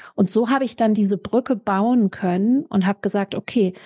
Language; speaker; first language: German; native; German